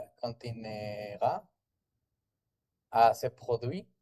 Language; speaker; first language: French; non-native, learner; Spanish